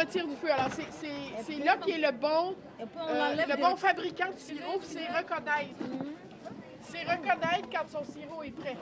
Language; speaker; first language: French; native; French